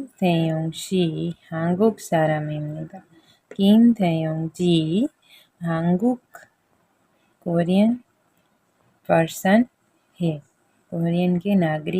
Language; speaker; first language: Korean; non-native, fluent; Hindi